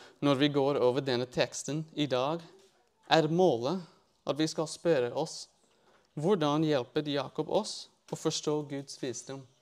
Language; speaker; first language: Norwegian; non-native, fluent; English